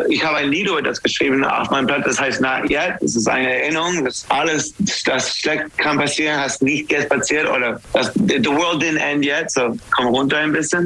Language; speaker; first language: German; non-native, fluent; English